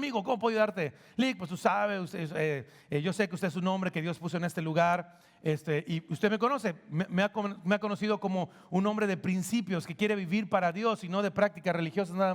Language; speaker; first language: Spanish; native; Spanish